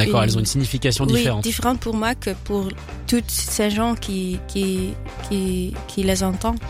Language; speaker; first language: French; non-native, fluent; Dutch